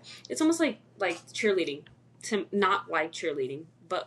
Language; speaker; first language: English; native; English